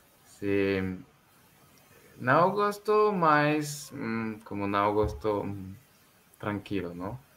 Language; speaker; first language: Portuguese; non-native, learner; French